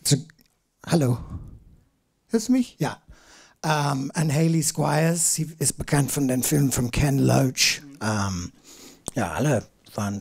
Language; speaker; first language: German; non-native, learner; English